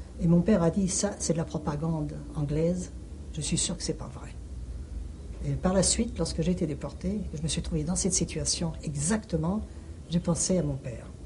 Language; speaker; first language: French; early bilingual, other home language; Hungarian